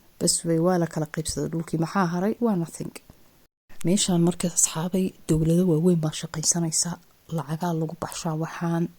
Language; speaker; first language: Somali; native; Somali